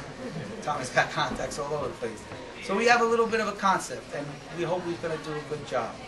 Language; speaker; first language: English; native; English